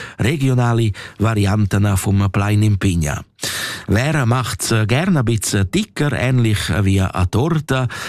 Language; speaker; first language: German; non-native, local second language; Romansh